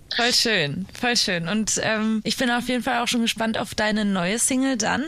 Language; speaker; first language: German; native; German